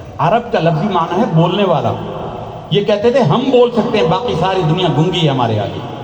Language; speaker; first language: Urdu; non-native, local second language; Punjabi